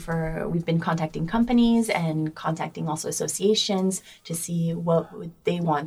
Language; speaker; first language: English; native; English